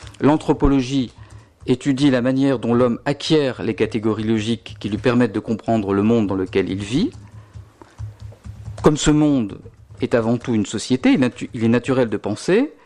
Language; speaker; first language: French; native; French